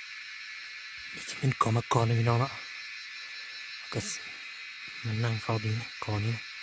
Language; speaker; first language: Thai; non-native, local second language; Hmong